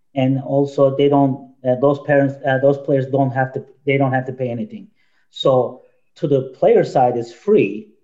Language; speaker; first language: English; non-native, fluent; Turkish